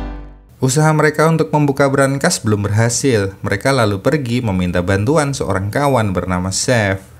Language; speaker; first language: Indonesian; native; Indonesian